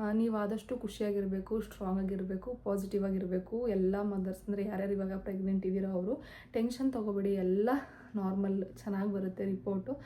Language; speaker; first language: Kannada; native; Kannada